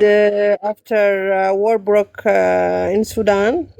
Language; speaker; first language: English; non-native, learner; Arabic